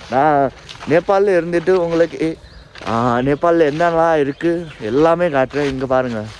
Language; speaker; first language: Tamil; non-native, learner; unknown